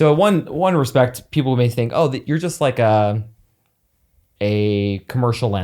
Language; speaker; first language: English; native; English